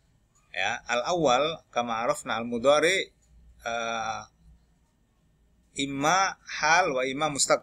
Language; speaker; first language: Arabic; non-native, learner; Indonesian